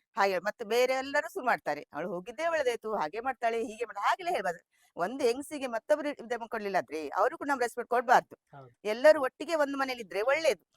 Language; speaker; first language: Kannada; non-native, local second language; Tulu